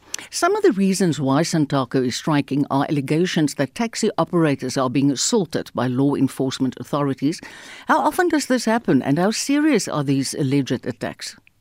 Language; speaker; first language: English; non-native, local second language; Afrikaans